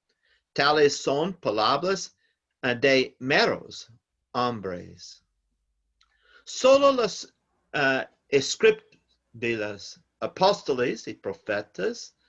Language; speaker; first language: Spanish; non-native, learner; English